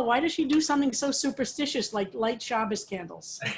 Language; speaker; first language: English; native; English